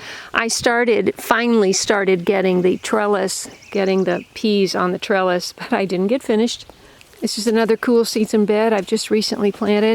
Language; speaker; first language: English; native; English